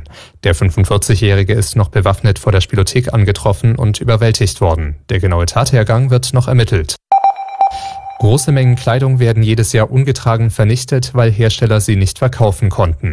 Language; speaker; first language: German; native; German